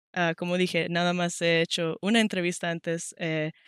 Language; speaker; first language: Spanish; native; Spanish